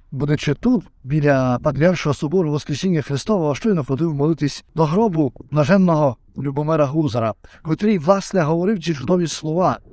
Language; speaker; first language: Ukrainian; native; Ukrainian